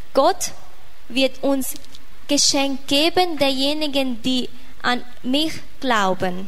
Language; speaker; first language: German; non-native, fluent; Thai